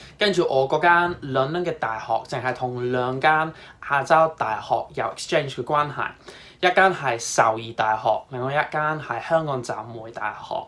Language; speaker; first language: Cantonese; non-native, fluent; English